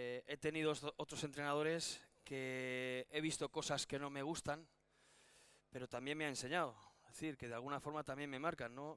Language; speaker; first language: Spanish; native; Spanish